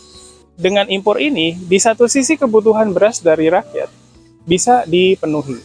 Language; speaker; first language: Indonesian; native; Indonesian